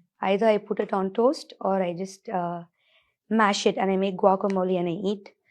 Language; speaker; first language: English; non-native, local second language; Tamil